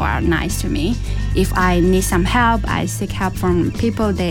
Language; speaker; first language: English; non-native, fluent; Chinese